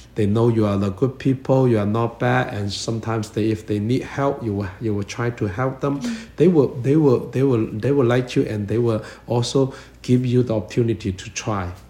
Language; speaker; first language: English; non-native, learner; Chinese